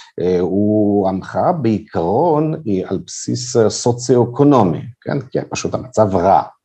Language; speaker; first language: Hebrew; non-native, fluent; Russian